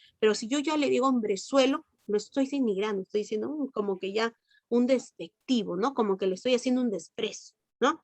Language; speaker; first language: Spanish; native; Spanish